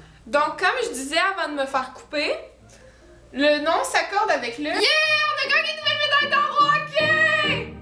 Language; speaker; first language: French; native; French